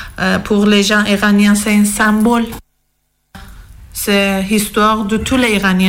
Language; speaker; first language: French; non-native, learner; Persian